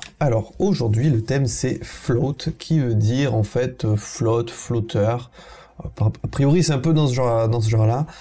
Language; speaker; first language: French; native; French